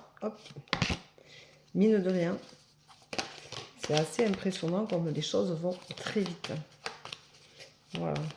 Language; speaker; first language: French; native; French